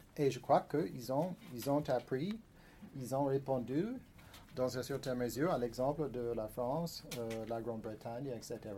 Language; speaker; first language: French; non-native, fluent; English